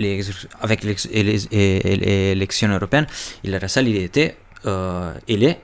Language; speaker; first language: French; non-native, fluent; Albanian